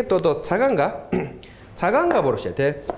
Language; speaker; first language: Mongolian; non-native, fluent; Japanese